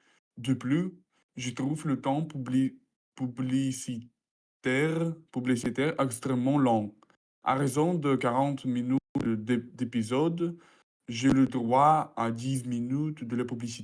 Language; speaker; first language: French; non-native, learner; Russian